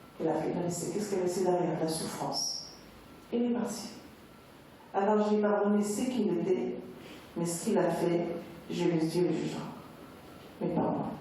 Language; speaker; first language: French; non-native, local second language; Arabic